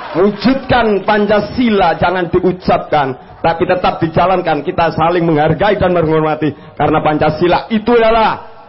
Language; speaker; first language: Indonesian; non-native, local second language; Javanese